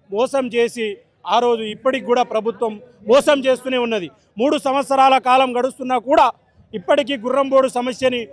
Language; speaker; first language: Telugu; non-native, local second language; Lambadi